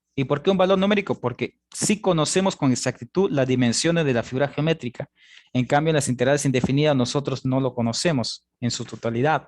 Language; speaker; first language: Spanish; native; Spanish